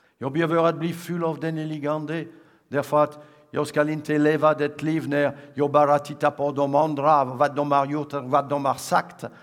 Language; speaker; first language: Swedish; non-native, fluent; French